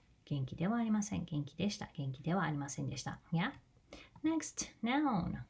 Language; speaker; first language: Japanese; non-native, fluent; English